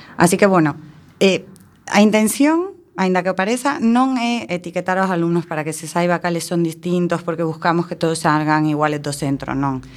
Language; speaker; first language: Galician; non-native, local second language; Spanish